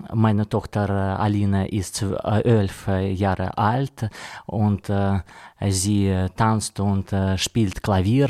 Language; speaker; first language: German; non-native, learner; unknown